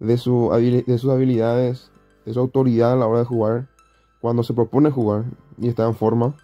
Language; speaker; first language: Spanish; native; Spanish